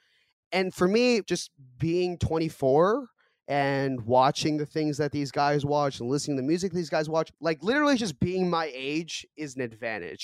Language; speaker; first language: English; early bilingual, other home language; Korean